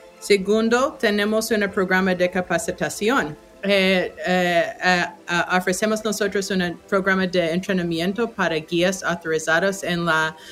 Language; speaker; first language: Spanish; non-native, fluent; English